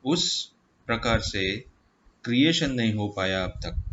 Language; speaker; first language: Hindi; non-native, local second language; Marathi